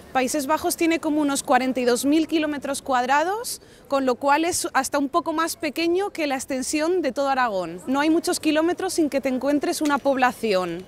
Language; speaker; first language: Spanish; native; Spanish